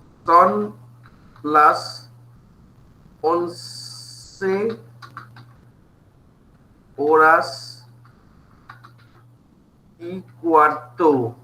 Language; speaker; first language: Spanish; non-native, fluent; Bangla